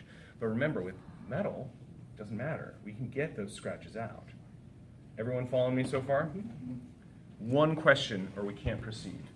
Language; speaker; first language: English; native; English